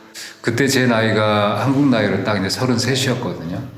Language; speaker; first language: Korean; native; Korean